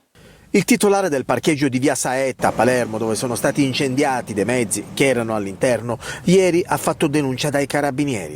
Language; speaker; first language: Italian; native; Italian